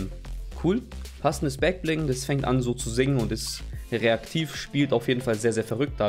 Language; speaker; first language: German; native; German